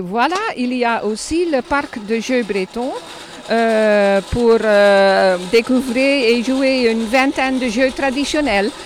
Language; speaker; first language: French; non-native, fluent; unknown